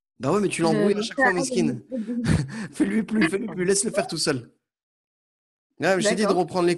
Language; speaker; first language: French; native; French